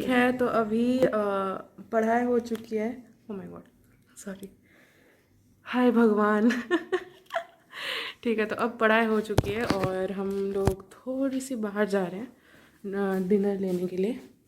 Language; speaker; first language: Hindi; non-native, local second language; Bangla